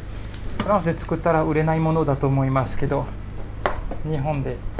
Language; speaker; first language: Japanese; non-native, learner; French